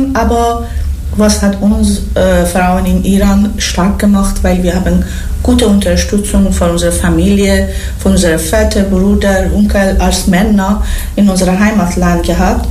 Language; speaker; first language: German; non-native, learner; Persian